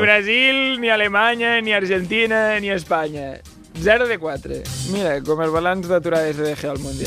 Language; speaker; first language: Catalan; native; Catalan